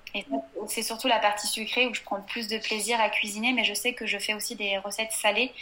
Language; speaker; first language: French; native; French